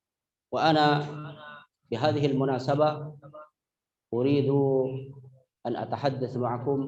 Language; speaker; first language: Arabic; non-native, fluent; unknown